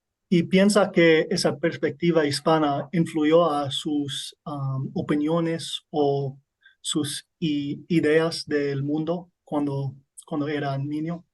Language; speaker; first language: Spanish; non-native, learner; English